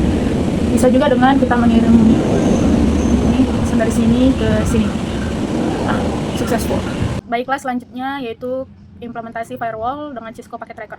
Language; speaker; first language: Indonesian; native; Indonesian